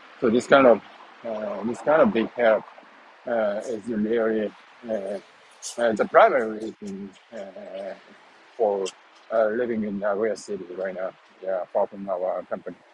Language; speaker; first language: English; non-native, learner; Japanese